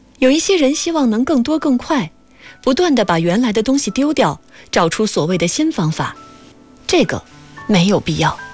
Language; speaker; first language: Chinese; native; Chinese